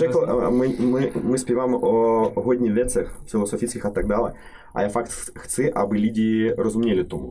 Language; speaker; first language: Czech; non-native, learner; Russian